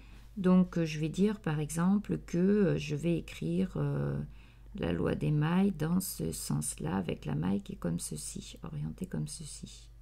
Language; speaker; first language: French; native; French